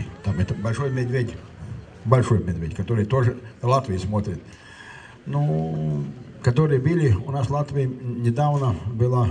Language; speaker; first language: Russian; non-native, local second language; Latvian